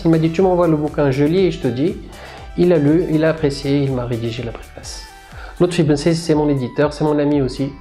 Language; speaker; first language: French; non-native, local second language; Arabic